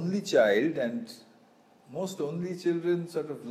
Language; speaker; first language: English; non-native, local second language; Bangla